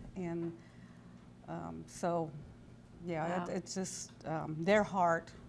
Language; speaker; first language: English; native; English